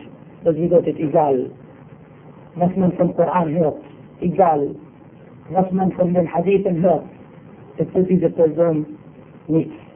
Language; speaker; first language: German; non-native, fluent; Arabic